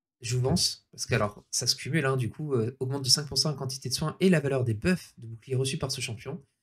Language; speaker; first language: French; native; French